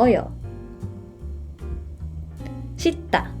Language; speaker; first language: Korean; non-native, fluent; English